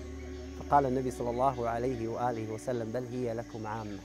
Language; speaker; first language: Arabic; native; Arabic